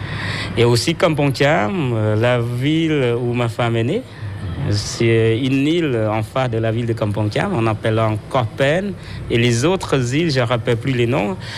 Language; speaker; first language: French; non-native, local second language; Khmer